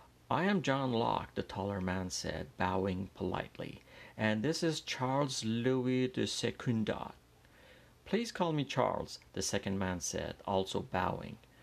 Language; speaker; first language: English; non-native, fluent; Persian